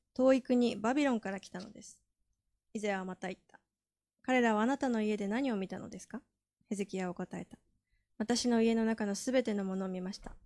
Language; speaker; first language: Japanese; native; Japanese